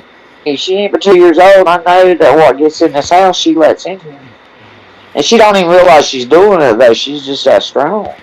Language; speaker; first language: English; native; English